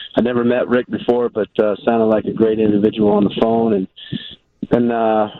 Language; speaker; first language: English; native; English